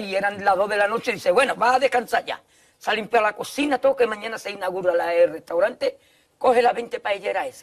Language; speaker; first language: Spanish; native; Spanish